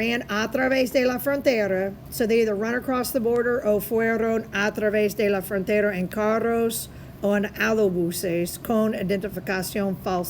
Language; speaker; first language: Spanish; non-native, fluent; English